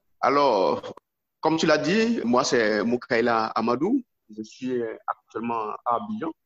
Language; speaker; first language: French; non-native, local second language; Yoruba